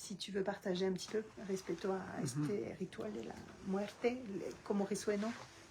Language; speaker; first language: Spanish; non-native, learner; French